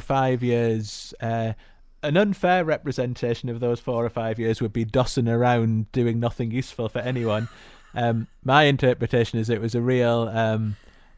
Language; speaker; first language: English; native; English